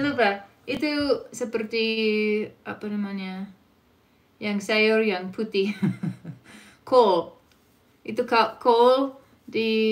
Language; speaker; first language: Indonesian; non-native, fluent; English